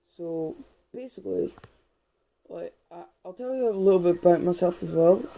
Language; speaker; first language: English; native; English